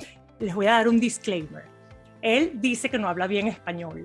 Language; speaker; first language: Spanish; native; Spanish